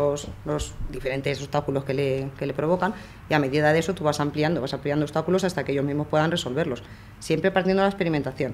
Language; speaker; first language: Spanish; native; Spanish